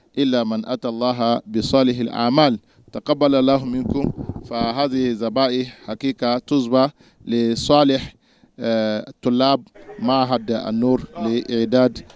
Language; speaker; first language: Arabic; non-native, fluent; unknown